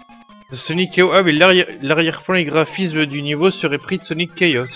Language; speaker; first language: French; native; French